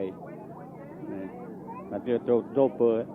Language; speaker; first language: French; non-native, learner; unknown